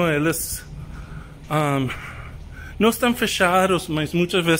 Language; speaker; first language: Portuguese; non-native, learner; English